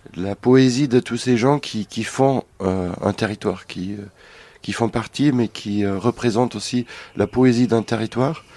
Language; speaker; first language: French; non-native, fluent; German